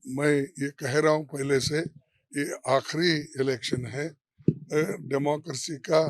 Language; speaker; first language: Hindi; non-native, local second language; Kannada